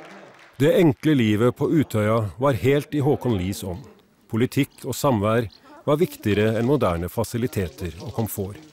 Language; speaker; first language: Norwegian; native; Norwegian